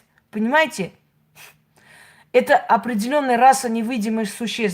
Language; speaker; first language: Russian; native; Russian